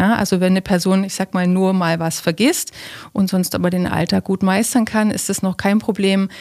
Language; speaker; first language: German; native; German